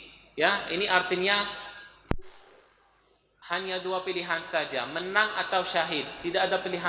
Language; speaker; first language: Indonesian; non-native, fluent; Arabic